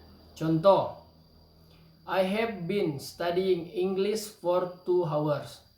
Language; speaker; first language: English; non-native, learner; Indonesian